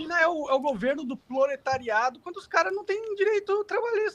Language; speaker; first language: Portuguese; native; Portuguese